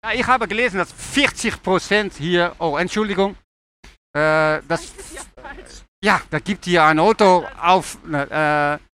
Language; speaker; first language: German; non-native, learner; Dutch